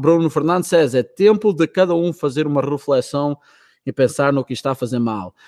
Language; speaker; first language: Portuguese; early bilingual, other home language; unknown